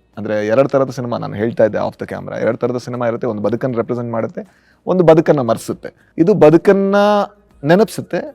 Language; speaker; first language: Kannada; native; Kannada